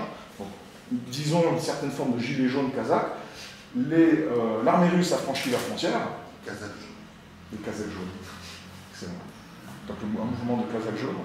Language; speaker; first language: French; native; French